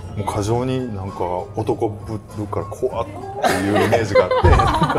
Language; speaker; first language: Japanese; native; Japanese